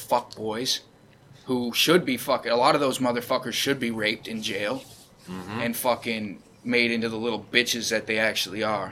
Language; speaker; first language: English; native; English